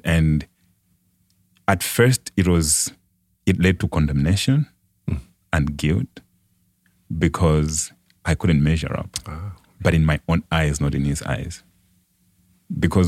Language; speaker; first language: English; non-native, local second language; Nyanja